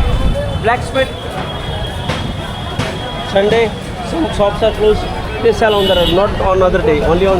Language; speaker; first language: English; non-native, local second language; Hindi